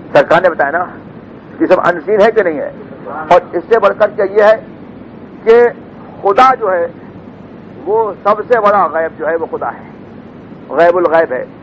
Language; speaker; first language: Urdu; native; Urdu